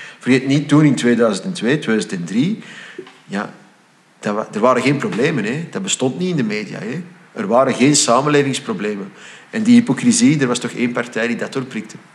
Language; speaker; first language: Dutch; native; Dutch